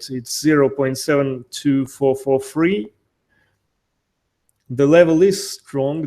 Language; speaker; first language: English; non-native, fluent; Russian